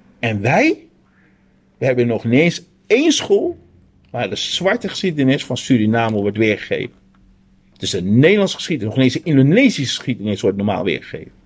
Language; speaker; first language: Dutch; native; Dutch